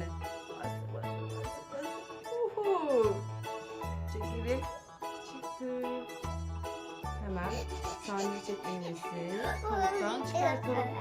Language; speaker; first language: Turkish; native; Turkish